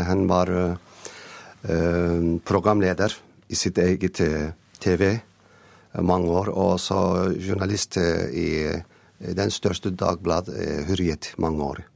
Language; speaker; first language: Norwegian; non-native, learner; Turkish